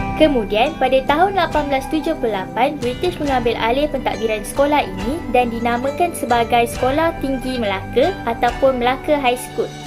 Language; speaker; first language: Malay; native; Malay